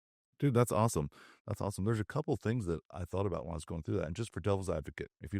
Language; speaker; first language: English; native; English